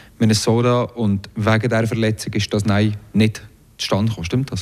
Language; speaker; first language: German; native; German